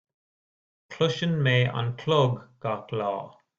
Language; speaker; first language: Irish; non-native, learner; English